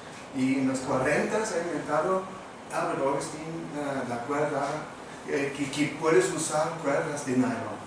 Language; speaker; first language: Spanish; non-native, fluent; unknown